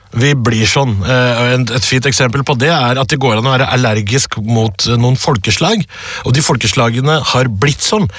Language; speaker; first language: Norwegian; early bilingual, other home language; Urdu